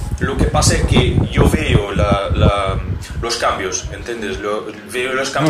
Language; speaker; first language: Spanish; non-native, learner; Portuguese